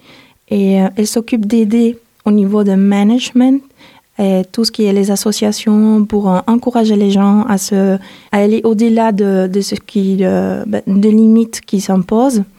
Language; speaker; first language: French; non-native, fluent; Spanish